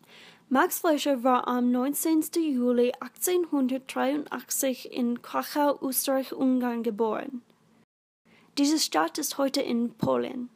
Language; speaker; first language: German; non-native, learner; English